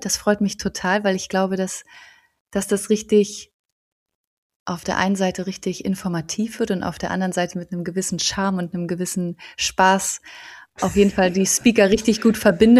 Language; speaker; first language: German; native; German